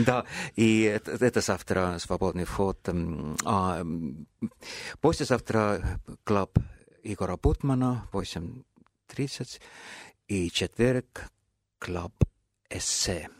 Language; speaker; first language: Russian; non-native, fluent; Estonian